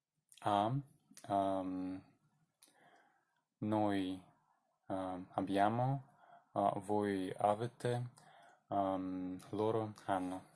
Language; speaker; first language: Italian; non-native, learner; Belarusian